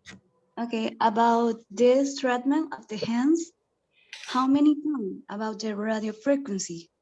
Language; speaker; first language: English; non-native, learner; Spanish